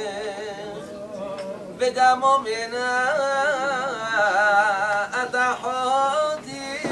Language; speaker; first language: Hebrew; native; Hebrew